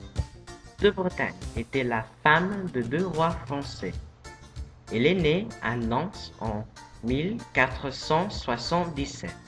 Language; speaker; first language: French; non-native, learner; English